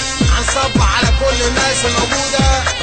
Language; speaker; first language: Arabic; native; Arabic